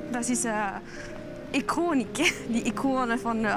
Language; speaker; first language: German; non-native, learner; French